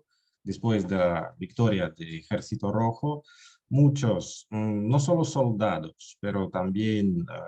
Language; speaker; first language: Spanish; non-native, fluent; Russian